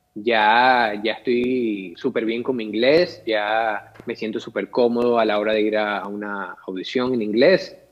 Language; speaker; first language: Spanish; native; Spanish